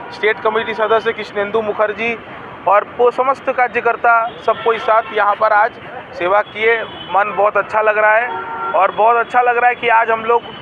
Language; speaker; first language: Hindi; native; Hindi